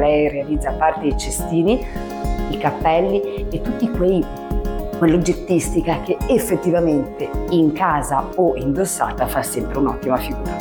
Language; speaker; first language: Italian; native; Italian